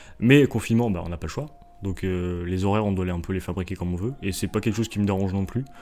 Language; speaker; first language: French; native; French